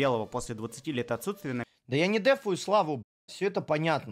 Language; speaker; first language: Russian; native; Russian